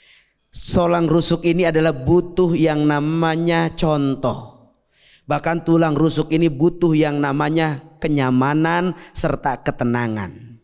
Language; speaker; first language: Indonesian; native; Indonesian